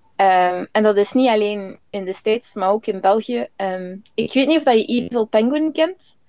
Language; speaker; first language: Dutch; native; Dutch